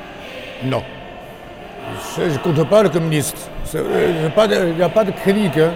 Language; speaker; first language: French; non-native, learner; Chinese